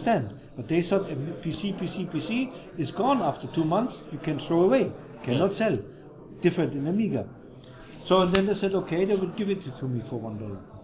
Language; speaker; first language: English; non-native, fluent; German